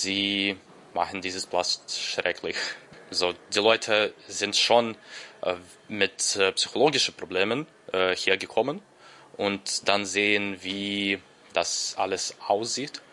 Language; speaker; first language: German; non-native, learner; Ukrainian